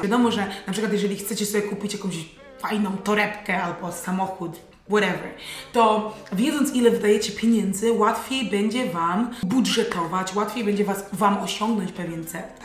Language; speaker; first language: Polish; native; Polish